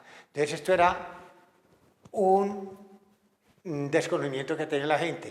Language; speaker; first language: Spanish; native; Spanish